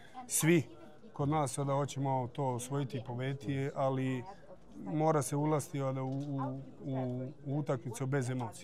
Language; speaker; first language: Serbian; early bilingual, heritage; German